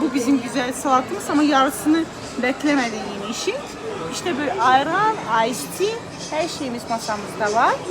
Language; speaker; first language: Turkish; non-native, learner; Azerbaijani